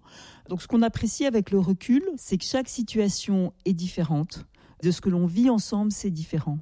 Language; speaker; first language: French; native; French